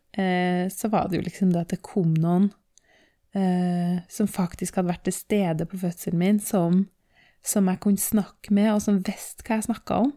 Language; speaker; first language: Norwegian; native; Norwegian